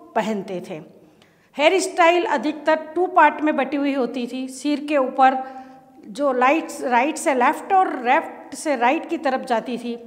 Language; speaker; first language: Hindi; native; Hindi